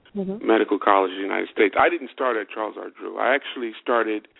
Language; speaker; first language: English; native; English